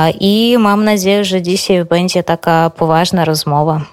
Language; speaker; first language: Polish; non-native, fluent; Belarusian